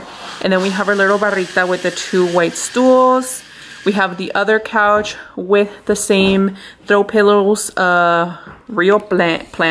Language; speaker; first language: English; early bilingual, other home language; Spanish